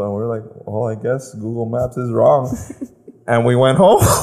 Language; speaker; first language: English; native; English